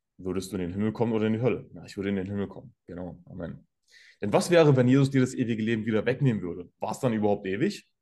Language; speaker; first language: German; native; German